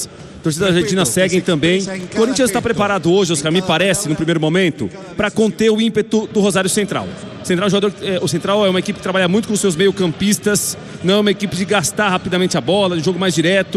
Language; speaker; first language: Portuguese; native; Portuguese